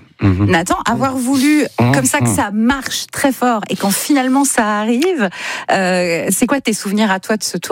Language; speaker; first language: French; native; French